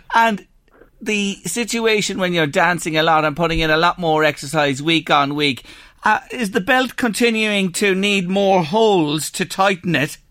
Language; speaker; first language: English; native; English